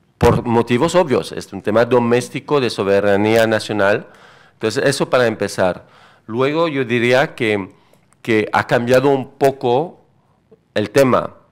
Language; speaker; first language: Spanish; non-native, fluent; French